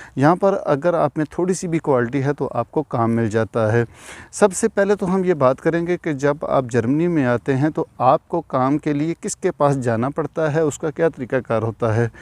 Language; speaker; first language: Urdu; non-native, local second language; Punjabi